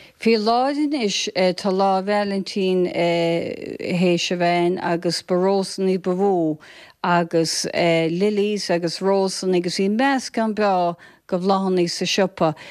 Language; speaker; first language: Irish; native; Irish